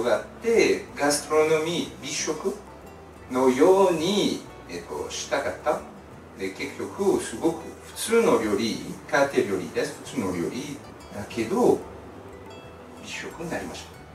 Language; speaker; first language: Japanese; non-native, learner; French